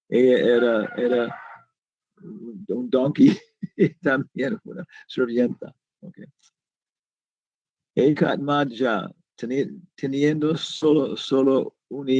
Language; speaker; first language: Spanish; non-native, learner; English